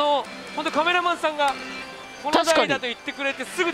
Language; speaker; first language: Japanese; native; Japanese